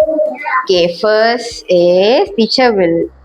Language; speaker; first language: English; non-native, local second language; Malay